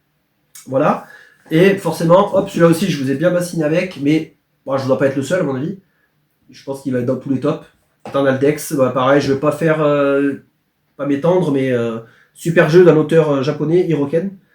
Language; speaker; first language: French; native; French